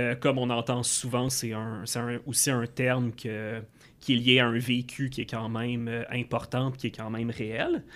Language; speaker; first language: French; native; French